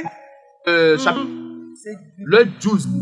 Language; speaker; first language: French; non-native, local second language; Ewe